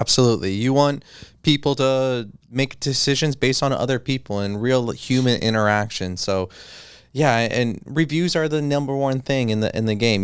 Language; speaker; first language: English; native; English